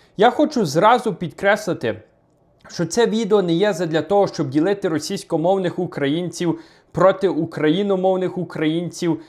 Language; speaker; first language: Ukrainian; native; Ukrainian